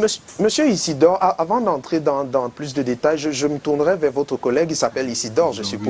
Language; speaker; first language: French; non-native, local second language; English